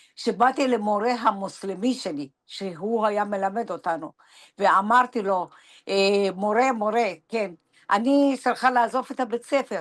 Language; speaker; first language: Hebrew; non-native, fluent; Persian